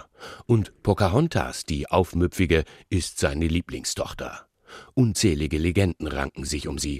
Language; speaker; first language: German; native; German